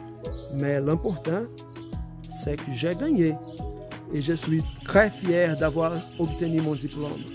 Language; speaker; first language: French; non-native, fluent; Portuguese